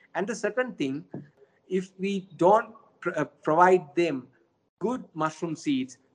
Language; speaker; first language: English; non-native, local second language; Sinhala